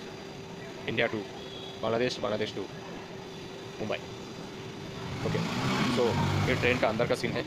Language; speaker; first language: Hindi; non-native, local second language; Bangla